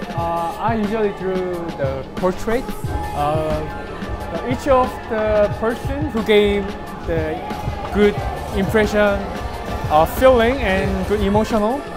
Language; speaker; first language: English; non-native, learner; Korean